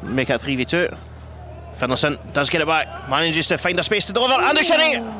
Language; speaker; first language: English; native; English